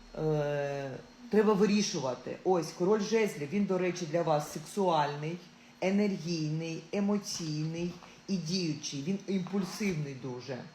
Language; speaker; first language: Ukrainian; non-native, local second language; Russian